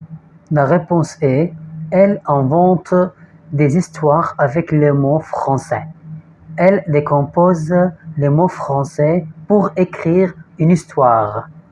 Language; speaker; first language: French; non-native, fluent; Arabic